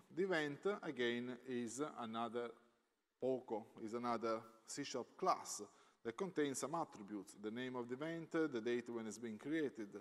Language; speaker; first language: English; non-native, fluent; Italian